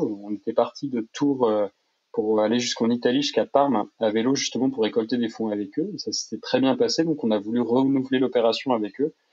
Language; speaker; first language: French; native; French